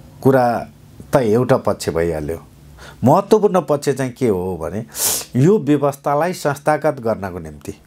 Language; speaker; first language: Nepali; non-native, local second language; Eastern Tamang